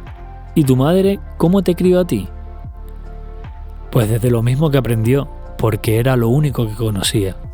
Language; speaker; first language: Spanish; native; Spanish